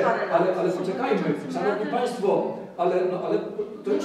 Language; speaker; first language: Polish; native; Polish